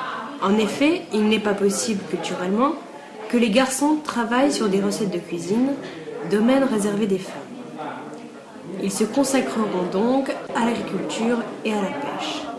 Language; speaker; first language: French; native; French